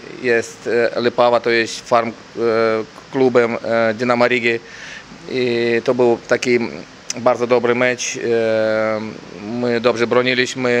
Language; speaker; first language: Polish; non-native, learner; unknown